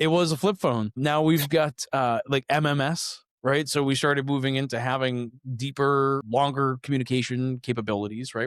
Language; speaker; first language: English; native; English